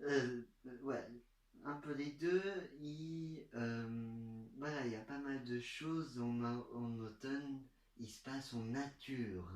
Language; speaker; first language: French; non-native, learner; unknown